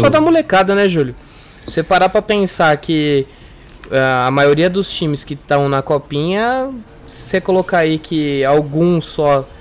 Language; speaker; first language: Portuguese; native; Portuguese